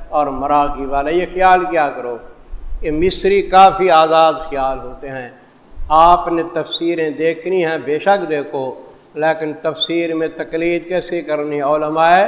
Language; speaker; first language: Urdu; non-native, local second language; Saraiki